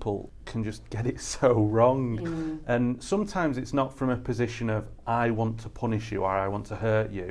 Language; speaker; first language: English; native; English